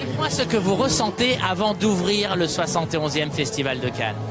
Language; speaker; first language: French; native; French